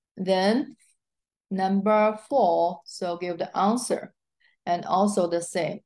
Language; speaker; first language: English; non-native, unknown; Chinese